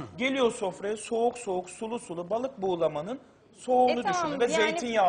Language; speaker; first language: Turkish; native; Turkish